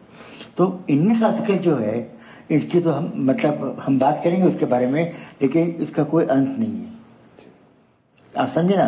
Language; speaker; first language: Hindi; native; Hindi